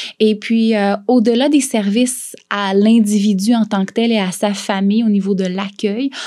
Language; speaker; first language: French; native; French